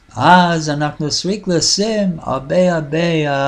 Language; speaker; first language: Hebrew; non-native, fluent; English